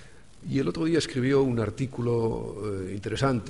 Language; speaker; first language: Spanish; native; Spanish